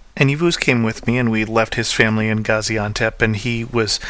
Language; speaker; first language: English; native; English